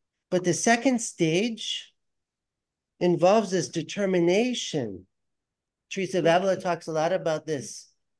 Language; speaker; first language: English; native; English